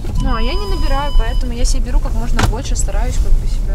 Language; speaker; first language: Russian; native; Russian